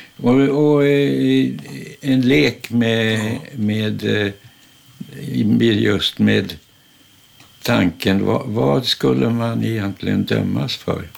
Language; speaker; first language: Swedish; early bilingual, other home language; German